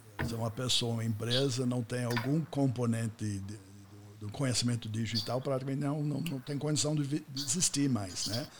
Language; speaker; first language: Portuguese; non-native, fluent; English